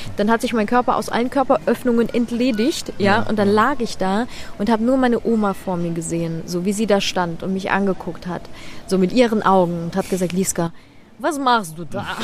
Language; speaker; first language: German; early bilingual, other home language; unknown